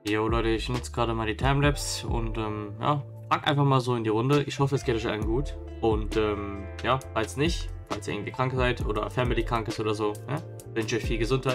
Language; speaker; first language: German; native; German